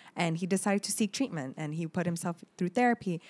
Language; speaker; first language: English; early bilingual, other home language; Arabic